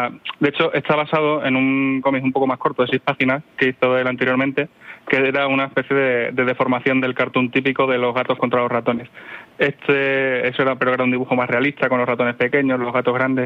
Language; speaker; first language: Spanish; native; Spanish